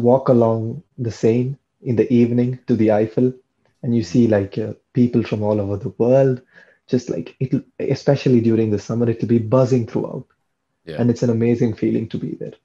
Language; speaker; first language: English; non-native, local second language; Tamil